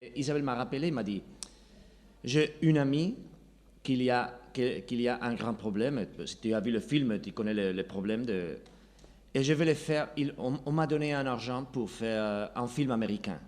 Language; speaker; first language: French; non-native, fluent; Spanish